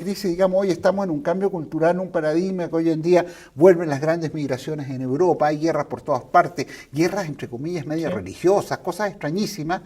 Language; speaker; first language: Spanish; native; Spanish